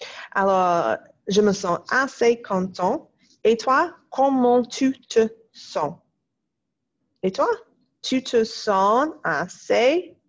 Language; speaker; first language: French; non-native, fluent; English